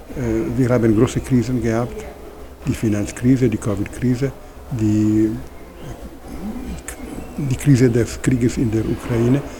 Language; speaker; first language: German; non-native, fluent; Italian